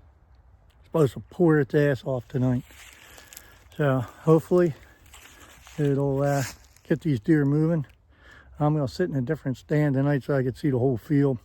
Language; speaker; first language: English; native; English